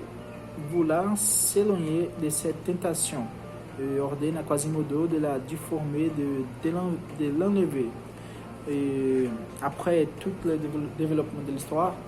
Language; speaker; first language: French; non-native, learner; Portuguese